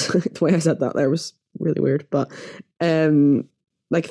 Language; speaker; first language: English; native; English